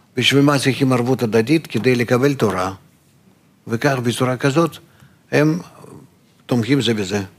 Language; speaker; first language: Hebrew; non-native, fluent; Russian